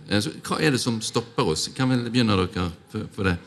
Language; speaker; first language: Norwegian; native; Norwegian